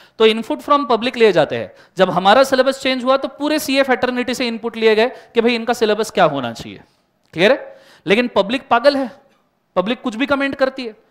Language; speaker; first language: Hindi; non-native, local second language; Marathi